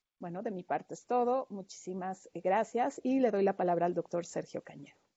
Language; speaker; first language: Spanish; native; Spanish